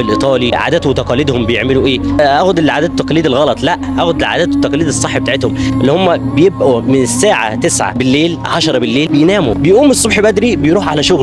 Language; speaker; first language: Arabic; native; Arabic